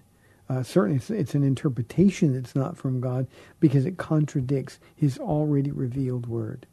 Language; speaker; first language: English; native; English